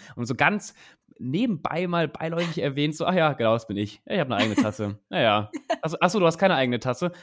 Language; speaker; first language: German; native; German